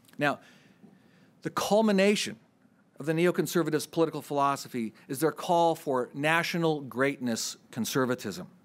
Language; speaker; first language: English; native; English